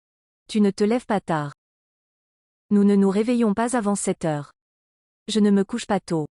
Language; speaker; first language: French; non-native, learner; English